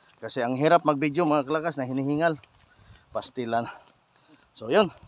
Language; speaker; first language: Filipino; non-native, local second language; Hiligaynon